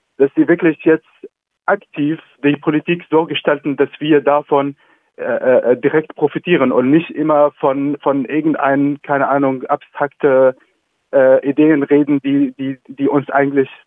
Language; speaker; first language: German; non-native, fluent; Arabic